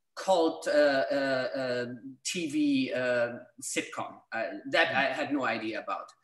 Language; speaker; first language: English; non-native, fluent; German